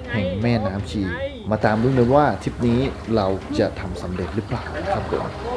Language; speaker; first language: Thai; native; Thai